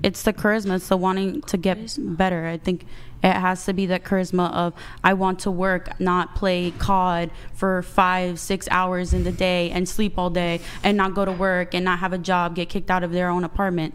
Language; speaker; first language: English; early bilingual, other home language; Portuguese